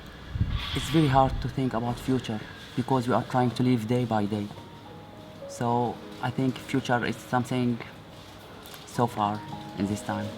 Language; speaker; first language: English; non-native, learner; Arabic